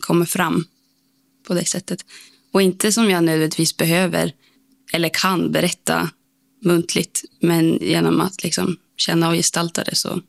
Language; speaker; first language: Swedish; native; Swedish